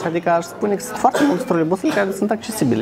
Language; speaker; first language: Romanian; native; Romanian